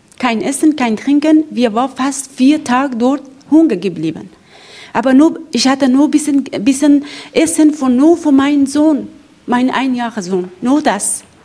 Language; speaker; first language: German; non-native, learner; Persian